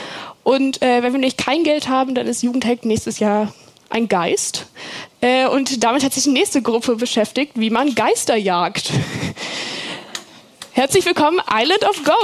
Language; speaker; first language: German; native; German